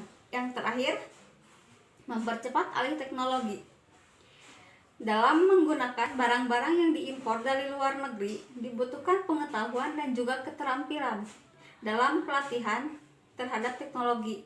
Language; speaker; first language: Indonesian; native; Indonesian